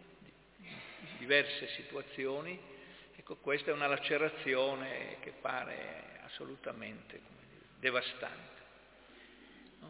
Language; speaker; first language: Italian; native; Italian